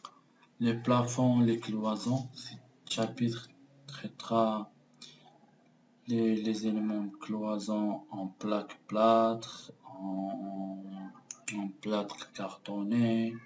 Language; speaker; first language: French; non-native, local second language; Arabic